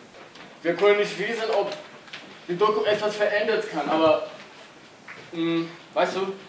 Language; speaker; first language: German; non-native, learner; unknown